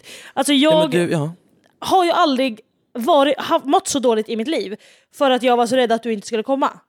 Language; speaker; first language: Swedish; native; Swedish